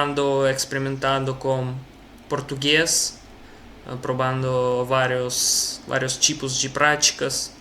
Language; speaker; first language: Portuguese; non-native, learner; Russian